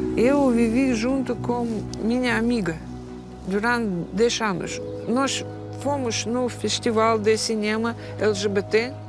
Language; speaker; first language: Portuguese; non-native, learner; Russian